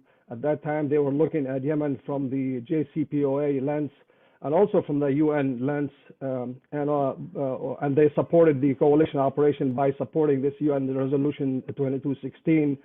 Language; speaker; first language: English; non-native, fluent; Arabic